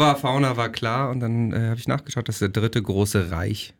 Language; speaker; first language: German; native; German